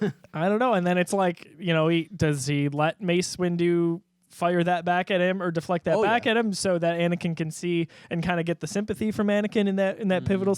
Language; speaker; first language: English; native; English